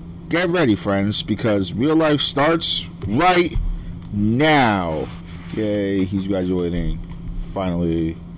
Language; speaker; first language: English; native; English